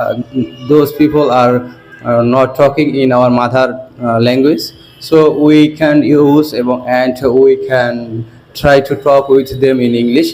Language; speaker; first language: English; non-native, learner; Bangla